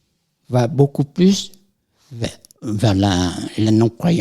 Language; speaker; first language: French; non-native, fluent; Vietnamese